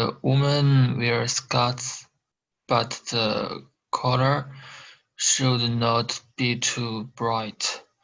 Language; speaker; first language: English; non-native, learner; Korean